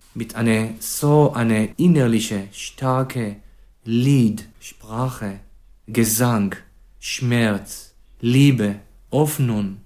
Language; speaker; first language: German; non-native, fluent; Hebrew